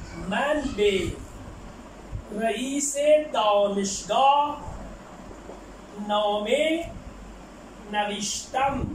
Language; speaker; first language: Persian; non-native, learner; Urdu